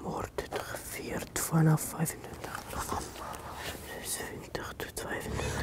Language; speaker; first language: Dutch; non-native, learner; Arabic